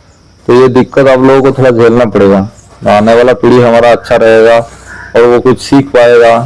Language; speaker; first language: Hindi; non-native, local second language; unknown